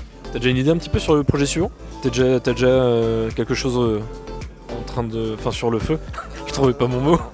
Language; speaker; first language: French; native; French